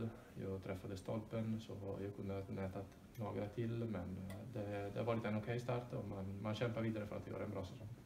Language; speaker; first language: Swedish; non-native, fluent; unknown